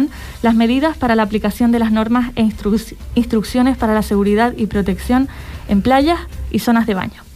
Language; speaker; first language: Spanish; native; Spanish